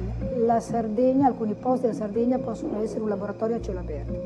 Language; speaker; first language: Italian; native; Italian